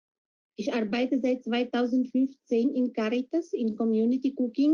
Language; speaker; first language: German; non-native, fluent; Arabic